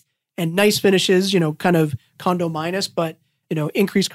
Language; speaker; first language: English; native; English